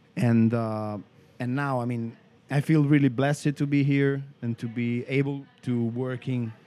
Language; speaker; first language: English; non-native, learner; Italian